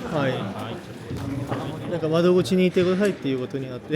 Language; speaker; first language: Japanese; non-native, fluent; Korean